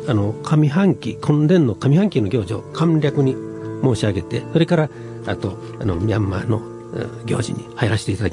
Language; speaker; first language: Japanese; native; Japanese